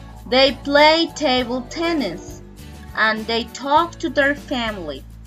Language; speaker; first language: English; non-native, fluent; Spanish